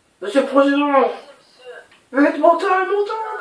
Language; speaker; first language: French; native; French